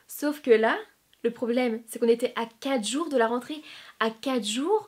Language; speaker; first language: French; native; French